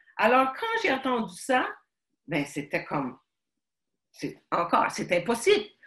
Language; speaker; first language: French; early bilingual, other home language; Ukrainian